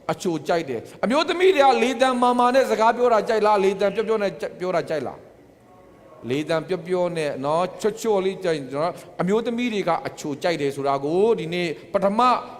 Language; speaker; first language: Burmese; non-native, local second language; Tedim Chin